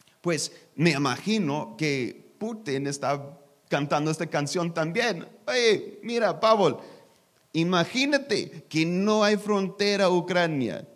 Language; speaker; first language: Spanish; non-native, learner; English